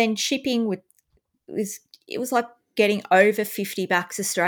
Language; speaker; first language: English; native; English